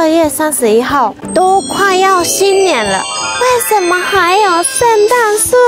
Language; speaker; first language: Chinese; non-native, fluent; Japanese